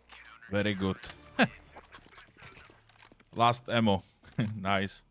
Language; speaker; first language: English; non-native, learner; Czech